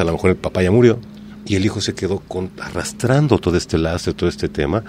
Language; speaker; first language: Spanish; native; Spanish